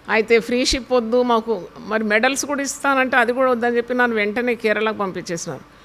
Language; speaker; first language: Telugu; non-native, local second language; Malayalam